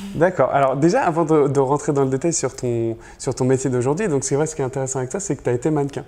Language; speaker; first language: French; native; French